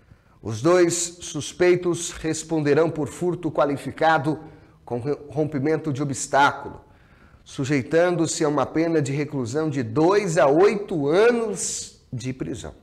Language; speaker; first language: Portuguese; native; Portuguese